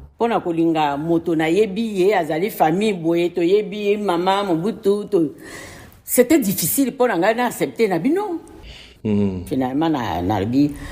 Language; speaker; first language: Lingala; non-native, local second language; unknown